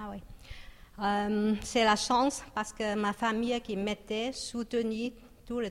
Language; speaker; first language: French; non-native, learner; Chinese